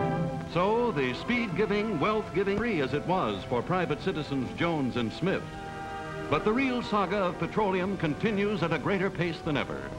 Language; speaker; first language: English; native; English